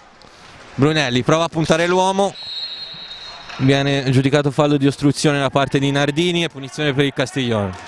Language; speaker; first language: Italian; native; Italian